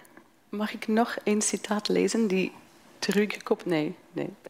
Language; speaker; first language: Dutch; non-native, fluent; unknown